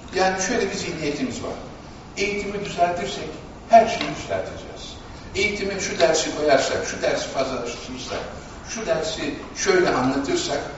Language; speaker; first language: Turkish; native; Turkish